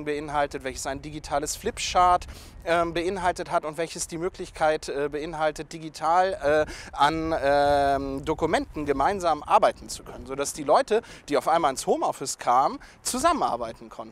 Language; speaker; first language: German; native; German